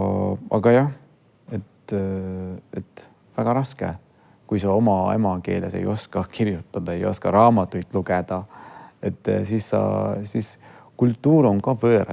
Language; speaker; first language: Estonian; non-native, fluent; Kurdish